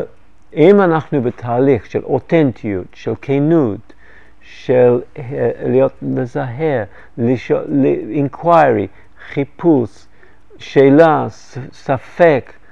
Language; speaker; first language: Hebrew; non-native, fluent; English